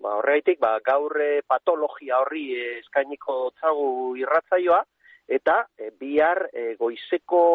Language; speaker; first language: Basque; native; Basque